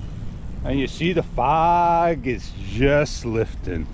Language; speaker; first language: English; native; English